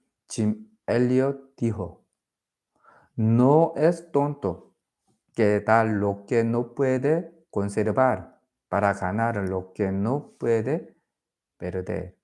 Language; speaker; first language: Spanish; non-native, learner; Korean